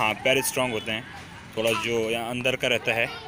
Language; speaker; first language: Hindi; native; Hindi